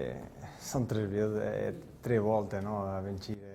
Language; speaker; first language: Italian; non-native, learner; Portuguese